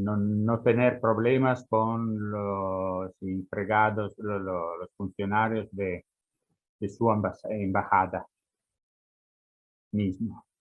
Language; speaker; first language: Spanish; non-native, fluent; Italian